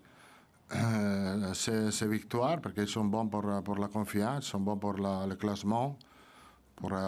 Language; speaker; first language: French; non-native, fluent; Italian